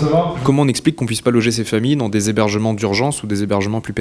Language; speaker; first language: French; native; French